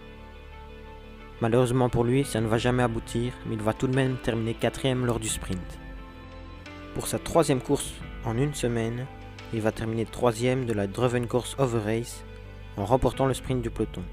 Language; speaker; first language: French; native; French